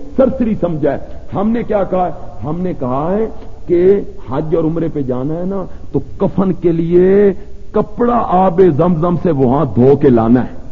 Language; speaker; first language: Urdu; non-native, local second language; Punjabi